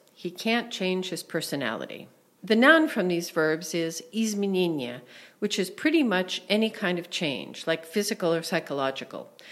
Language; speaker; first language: English; native; English